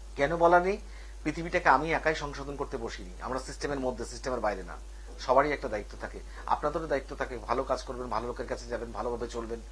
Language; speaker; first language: Bangla; native; Bangla